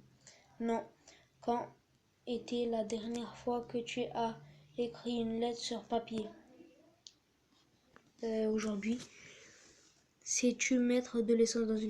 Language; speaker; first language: French; native; French